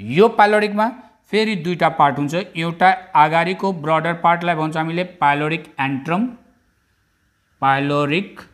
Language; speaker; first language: Nepali; non-native, local second language; Bhojpuri